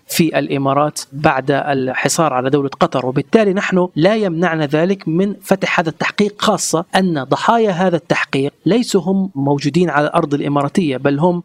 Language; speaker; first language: Arabic; native; Arabic